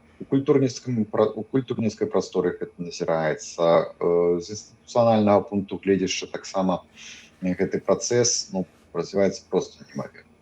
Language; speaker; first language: Belarusian; native; Belarusian